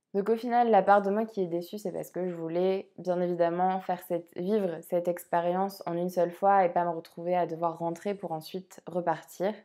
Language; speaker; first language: French; native; French